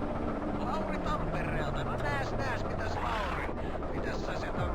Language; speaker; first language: Finnish; native; Finnish